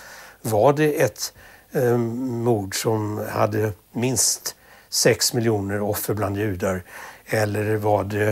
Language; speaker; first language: Swedish; native; Swedish